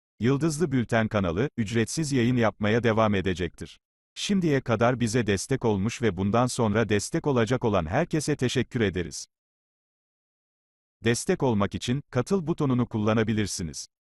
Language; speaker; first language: Turkish; native; Turkish